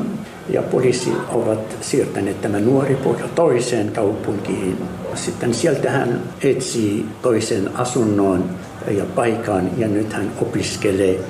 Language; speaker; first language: Finnish; non-native, fluent; Arabic